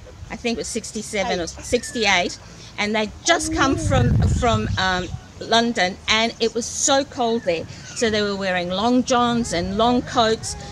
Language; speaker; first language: English; early bilingual, other home language; Portuguese